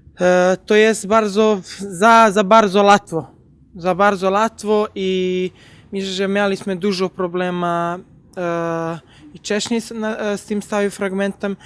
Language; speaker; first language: Polish; non-native, learner; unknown